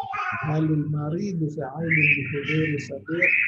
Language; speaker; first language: Arabic; non-native, fluent; Indonesian